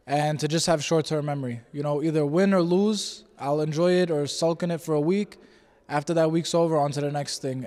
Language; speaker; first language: English; native; English